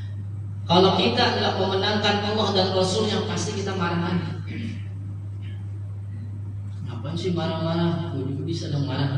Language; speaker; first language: Indonesian; native; Indonesian